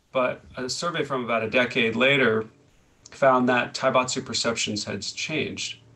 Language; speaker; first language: English; native; English